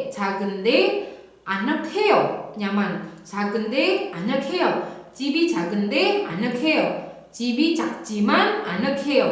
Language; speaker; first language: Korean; non-native, fluent; Indonesian